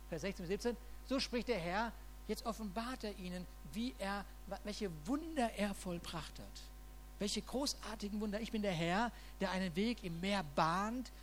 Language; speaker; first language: German; native; German